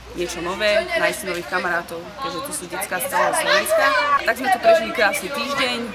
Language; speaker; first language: Slovak; non-native, fluent; Dutch